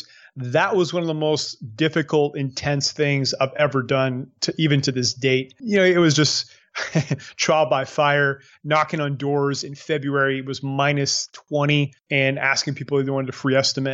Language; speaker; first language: English; native; English